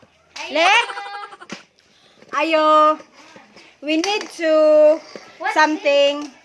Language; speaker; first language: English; non-native, learner; Cebuano